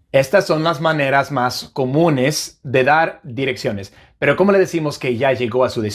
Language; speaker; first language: Spanish; non-native, fluent; English